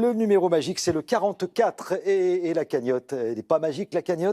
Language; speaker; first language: French; native; French